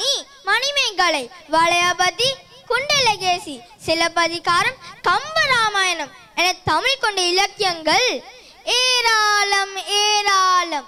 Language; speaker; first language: Tamil; early bilingual, heritage; Tamil